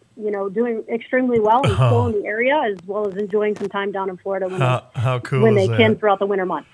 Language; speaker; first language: English; native; English